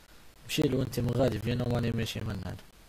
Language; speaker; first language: Arabic; native; Arabic